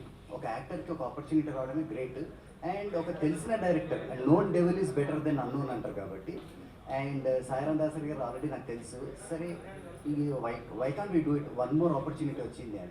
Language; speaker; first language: Telugu; native; Telugu